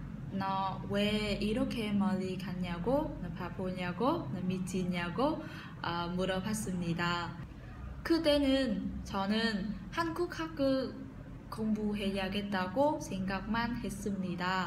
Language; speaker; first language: Korean; non-native, fluent; Vietnamese